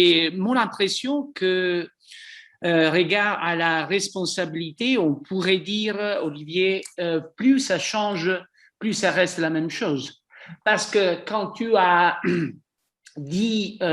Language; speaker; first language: French; non-native, fluent; Italian